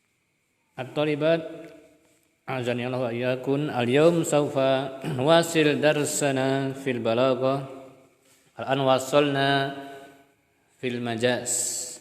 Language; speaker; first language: Arabic; non-native, fluent; Indonesian